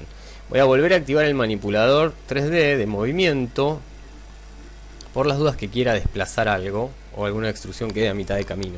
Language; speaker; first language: Spanish; native; Spanish